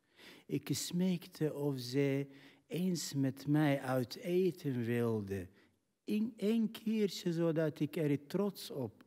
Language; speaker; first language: Dutch; non-native, fluent; Arabic